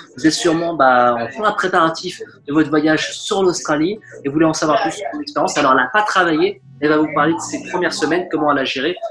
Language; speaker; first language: French; native; French